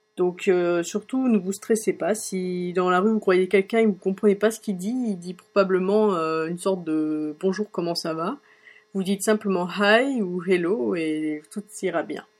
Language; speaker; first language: French; native; French